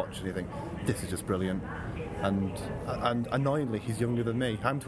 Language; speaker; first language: English; native; English